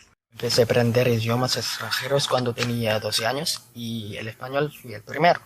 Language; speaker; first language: Spanish; non-native, fluent; Filipino